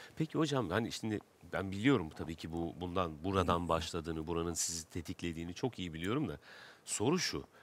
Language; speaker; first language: Turkish; native; Turkish